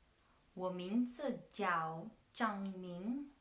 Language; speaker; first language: Chinese; non-native, learner; English